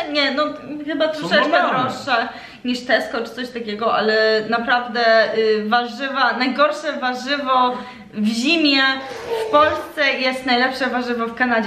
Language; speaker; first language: Polish; early bilingual, heritage; Polish